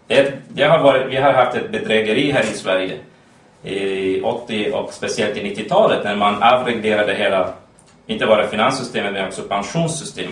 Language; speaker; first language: Swedish; non-native, fluent; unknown